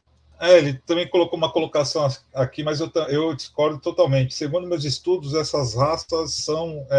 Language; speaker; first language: Portuguese; native; Portuguese